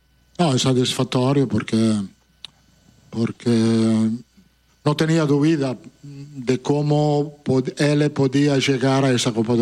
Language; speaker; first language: Portuguese; non-native, fluent; Italian